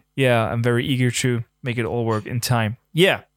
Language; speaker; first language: English; non-native, fluent; German